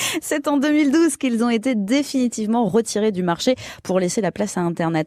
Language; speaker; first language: French; native; French